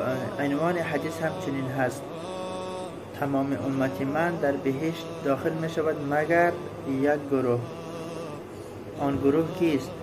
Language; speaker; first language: Persian; native; Persian